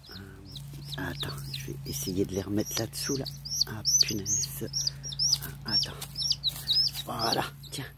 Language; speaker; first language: French; native; French